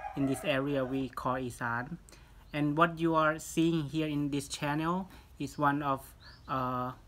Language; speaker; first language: English; non-native, fluent; Thai